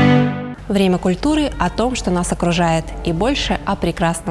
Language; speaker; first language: Russian; native; Russian